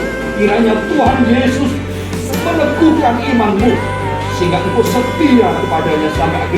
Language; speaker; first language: Indonesian; native; Indonesian